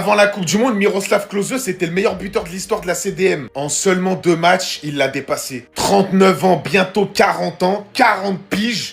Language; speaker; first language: French; native; French